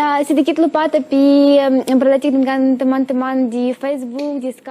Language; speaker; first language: Indonesian; non-native, learner; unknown